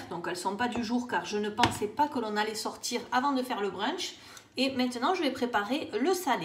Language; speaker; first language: French; native; French